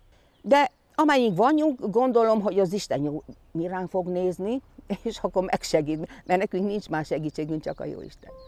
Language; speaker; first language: Hungarian; non-native, local second language; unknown